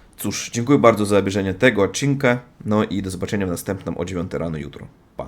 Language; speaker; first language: Polish; non-native, learner; Russian